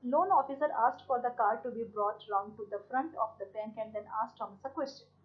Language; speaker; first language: English; non-native, local second language; Punjabi